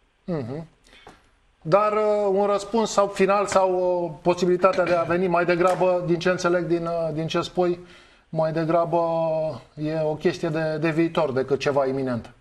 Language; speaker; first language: Romanian; native; Romanian